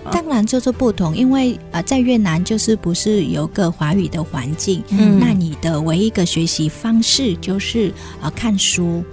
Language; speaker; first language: Chinese; non-native, fluent; Vietnamese